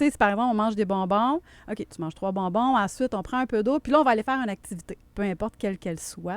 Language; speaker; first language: French; native; French